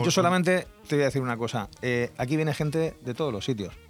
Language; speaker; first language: Spanish; native; Spanish